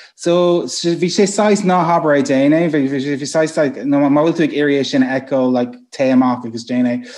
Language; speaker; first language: Irish; non-native, local second language; English